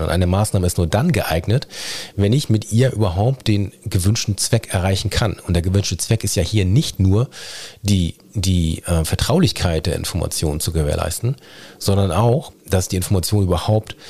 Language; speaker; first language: German; native; German